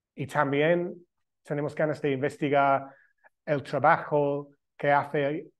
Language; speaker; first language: Spanish; non-native, fluent; English